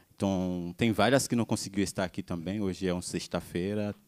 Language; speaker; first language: Portuguese; non-native, fluent; Haitian Creole